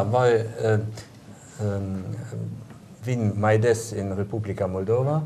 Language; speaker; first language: Romanian; non-native, learner; German